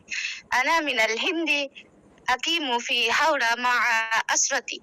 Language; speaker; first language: Arabic; non-native, learner; Bangla